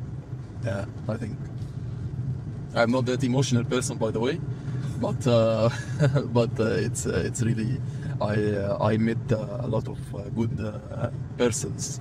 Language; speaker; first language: English; non-native, fluent; Arabic